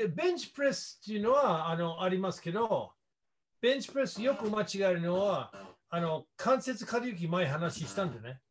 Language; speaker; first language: Japanese; non-native, fluent; English